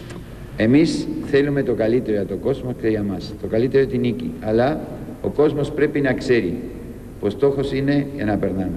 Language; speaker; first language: Greek; non-native, learner; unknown